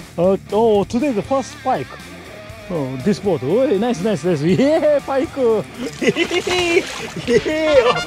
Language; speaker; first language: English; non-native, learner; Japanese